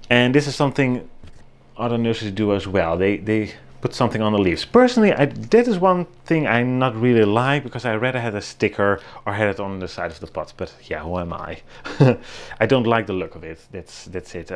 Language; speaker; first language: English; non-native, fluent; Dutch